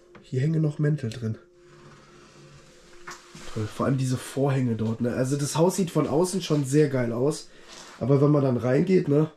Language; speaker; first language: German; native; German